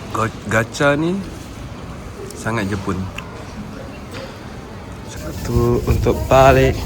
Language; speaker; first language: Malay; native; Malay